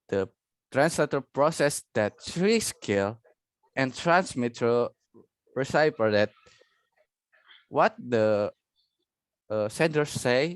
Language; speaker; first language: English; non-native, learner; Indonesian